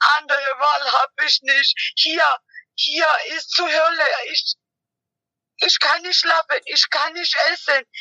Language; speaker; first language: German; non-native, learner; Georgian